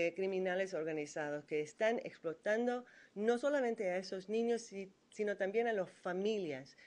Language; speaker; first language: Spanish; non-native, fluent; English